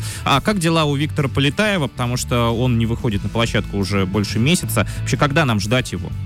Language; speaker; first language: Russian; native; Russian